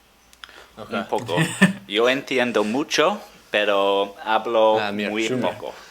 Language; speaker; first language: Spanish; non-native, learner; English